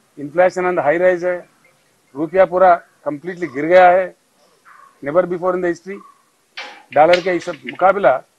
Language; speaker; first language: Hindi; non-native, local second language; Telugu